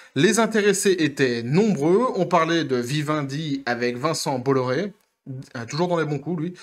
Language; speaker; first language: French; native; French